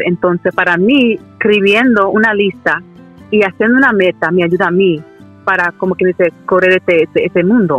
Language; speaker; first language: Spanish; early bilingual, heritage; Spanish